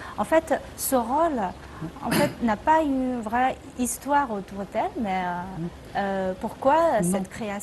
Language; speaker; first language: French; non-native, fluent; Chinese